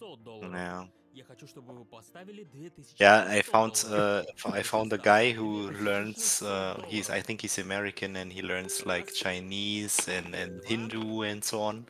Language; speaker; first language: English; non-native, fluent; German